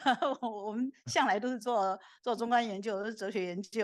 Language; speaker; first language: Chinese; native; Chinese